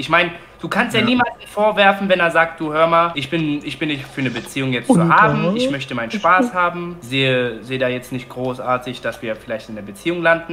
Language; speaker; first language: German; native; German